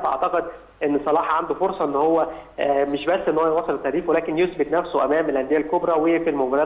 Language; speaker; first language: Arabic; native; Arabic